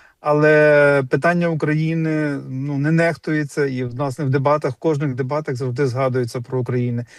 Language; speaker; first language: Ukrainian; native; Ukrainian